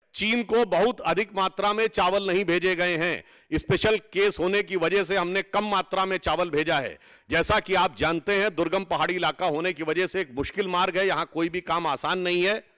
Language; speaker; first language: Hindi; native; Hindi